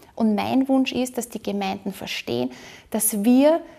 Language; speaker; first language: German; native; German